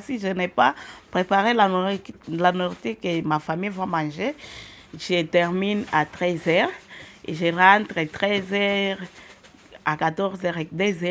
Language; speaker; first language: French; non-native, local second language; Swahili